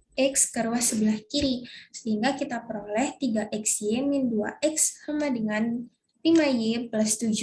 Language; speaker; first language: Indonesian; native; Indonesian